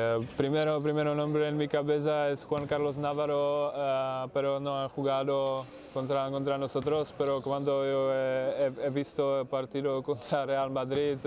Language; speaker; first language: Spanish; non-native, learner; Czech